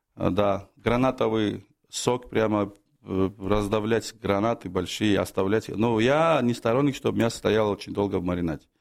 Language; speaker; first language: Russian; non-native, fluent; Georgian